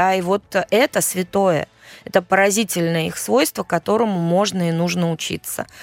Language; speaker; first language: Russian; native; Russian